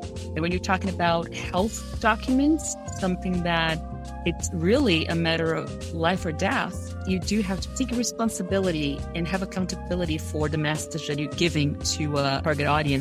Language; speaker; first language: English; non-native, fluent; Portuguese